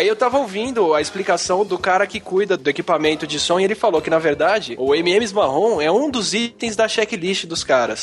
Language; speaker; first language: Portuguese; native; Portuguese